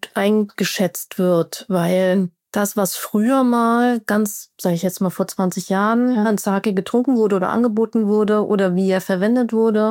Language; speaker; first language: German; native; German